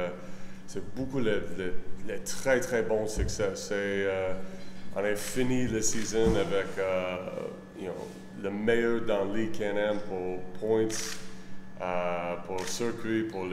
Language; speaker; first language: French; non-native, learner; English